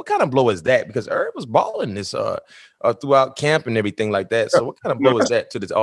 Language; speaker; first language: English; native; English